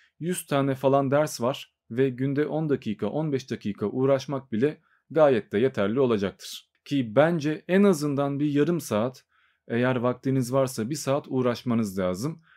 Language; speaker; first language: Turkish; native; Turkish